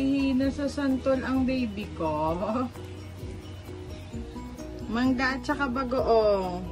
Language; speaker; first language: Filipino; native; Filipino